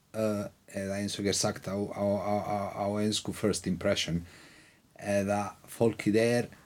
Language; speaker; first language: Icelandic; non-native, fluent; Bosnian